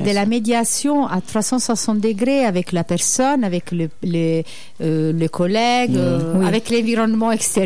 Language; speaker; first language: French; native; French